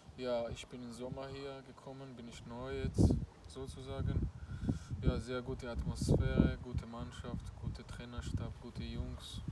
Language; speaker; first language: German; non-native, fluent; Georgian